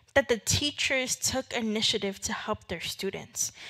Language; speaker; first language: English; native; English